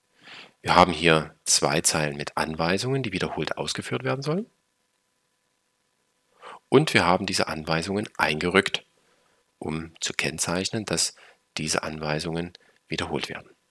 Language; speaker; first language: German; native; German